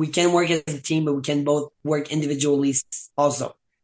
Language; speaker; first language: English; non-native, fluent; French